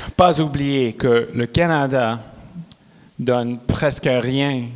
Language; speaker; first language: French; non-native, local second language; English